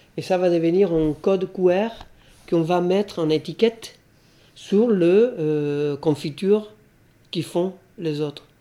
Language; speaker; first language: French; non-native, fluent; Spanish